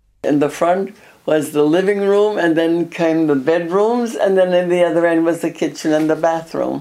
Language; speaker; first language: English; early bilingual, other home language; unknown